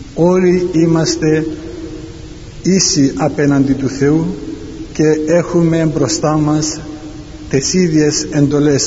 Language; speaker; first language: Greek; non-native, fluent; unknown